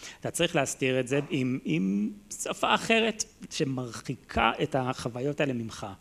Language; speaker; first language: Hebrew; non-native, fluent; English